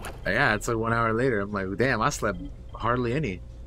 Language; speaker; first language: English; early bilingual, other home language; Spanish